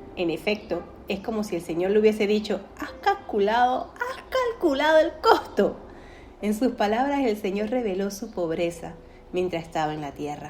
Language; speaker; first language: Spanish; native; Spanish